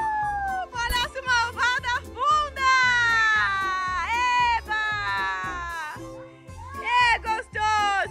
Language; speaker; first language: Portuguese; native; Portuguese